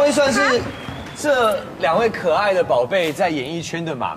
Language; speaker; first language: Chinese; native; Chinese